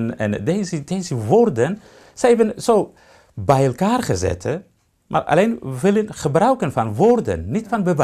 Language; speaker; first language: Dutch; non-native, learner; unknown